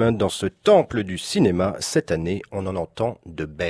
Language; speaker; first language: French; native; French